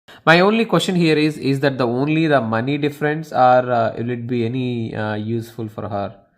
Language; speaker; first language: English; non-native, local second language; Telugu